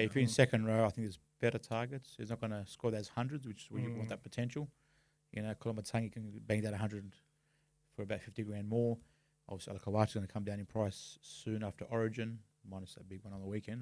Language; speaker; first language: English; native; English